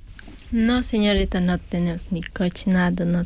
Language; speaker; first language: Spanish; non-native, local second language; Quechua